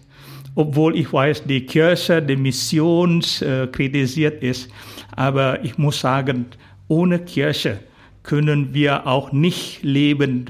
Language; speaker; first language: German; non-native, fluent; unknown